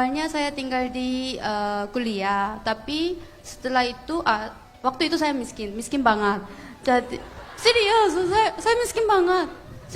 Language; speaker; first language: Indonesian; non-native, fluent; Korean